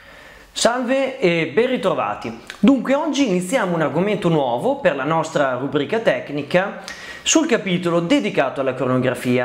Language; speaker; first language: Italian; native; Italian